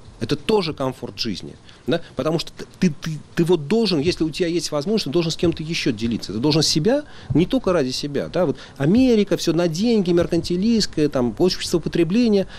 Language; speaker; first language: Russian; native; Russian